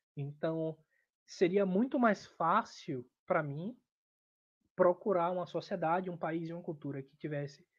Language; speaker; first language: Portuguese; native; Portuguese